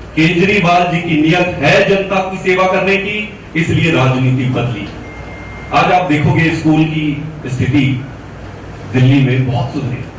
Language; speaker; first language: Hindi; native; Hindi